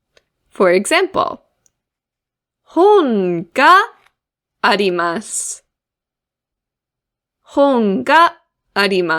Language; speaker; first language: Japanese; non-native, fluent; English